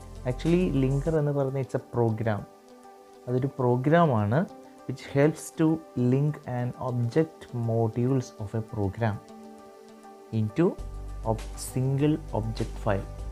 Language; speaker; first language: English; non-native, local second language; Malayalam